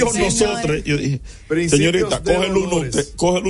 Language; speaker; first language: Spanish; native; Spanish